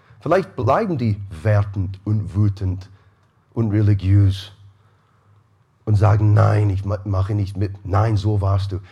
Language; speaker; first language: German; non-native, fluent; English